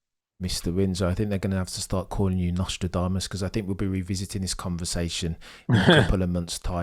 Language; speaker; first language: English; native; English